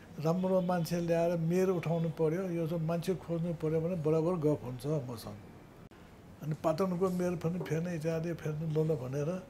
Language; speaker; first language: Nepali; non-native, local second language; Newari